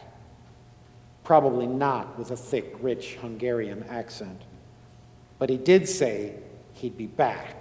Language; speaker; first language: English; native; English